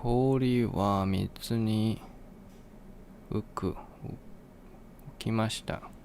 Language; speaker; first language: Japanese; non-native, learner; English